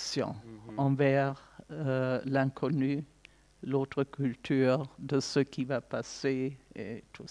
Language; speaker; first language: French; non-native, fluent; German